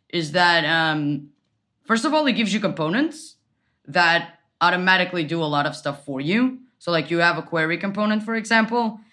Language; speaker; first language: English; non-native, fluent; Portuguese